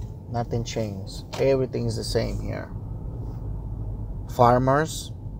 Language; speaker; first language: English; early bilingual, other home language; Spanish